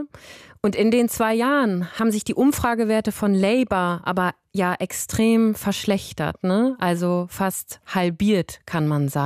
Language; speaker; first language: German; native; German